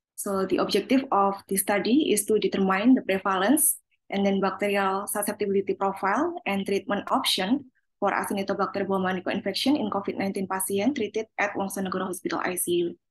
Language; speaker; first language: English; non-native, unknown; Indonesian